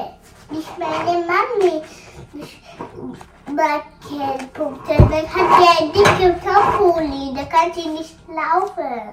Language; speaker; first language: German; early bilingual, other home language; Telugu